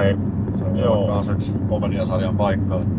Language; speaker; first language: Finnish; native; Finnish